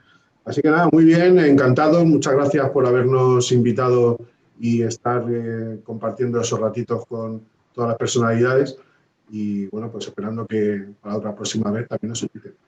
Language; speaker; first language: Spanish; native; Spanish